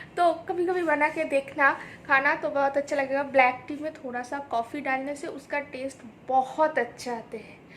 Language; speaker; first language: Hindi; non-native, local second language; Bangla